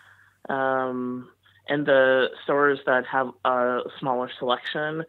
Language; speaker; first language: English; native; English